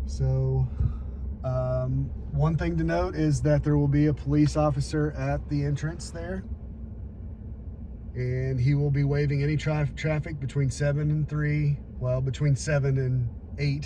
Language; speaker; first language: English; native; English